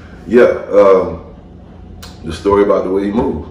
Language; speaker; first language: English; native; English